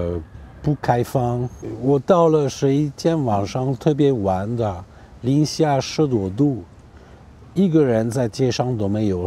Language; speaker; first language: Chinese; non-native, fluent; French